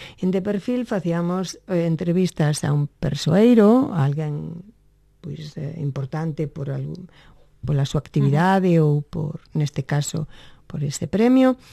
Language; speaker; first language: Galician; native; Galician